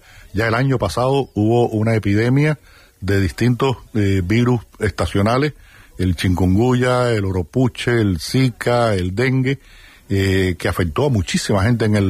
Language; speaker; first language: Spanish; native; Spanish